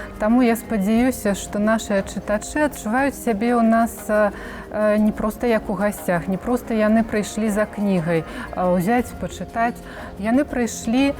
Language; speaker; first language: Belarusian; native; Belarusian